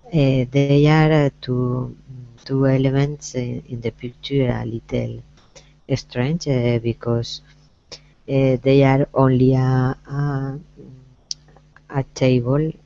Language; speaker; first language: English; non-native, learner; Spanish